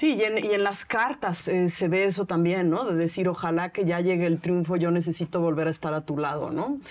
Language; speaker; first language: Spanish; native; Spanish